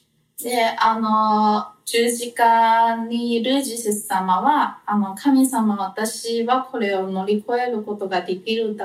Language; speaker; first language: Japanese; non-native, fluent; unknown